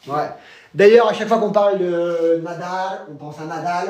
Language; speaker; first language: French; native; French